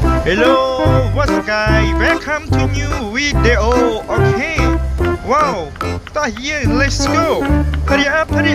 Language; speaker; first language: English; non-native, learner; Indonesian